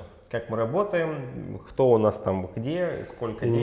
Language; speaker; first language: Russian; native; Russian